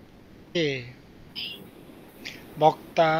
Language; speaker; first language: Korean; native; Korean